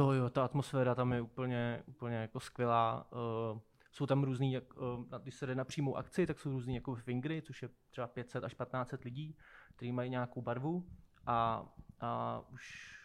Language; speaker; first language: Czech; native; Czech